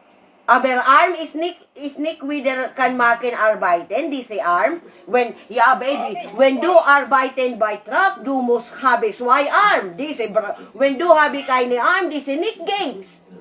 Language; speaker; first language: German; non-native, learner; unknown